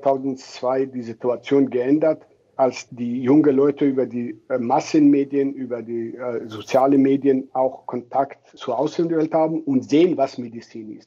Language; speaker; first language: German; non-native, fluent; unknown